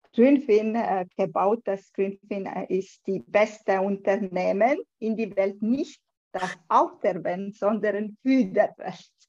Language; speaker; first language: German; non-native, learner; Estonian